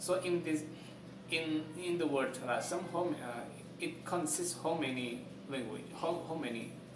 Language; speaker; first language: English; non-native, learner; Javanese